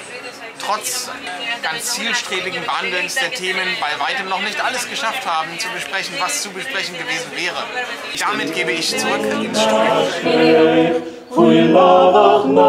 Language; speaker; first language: German; native; German